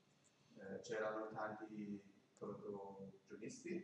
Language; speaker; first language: Italian; non-native, learner; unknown